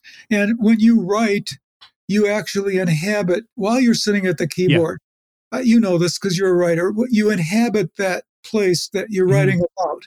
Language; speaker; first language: English; native; English